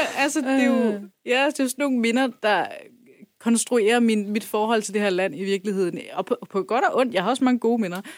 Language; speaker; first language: Danish; early bilingual, other home language; Kurdish